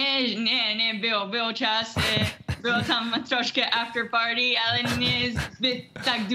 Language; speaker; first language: Polish; early bilingual, heritage; Polish